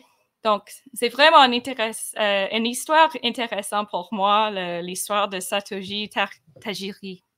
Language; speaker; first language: French; non-native, fluent; English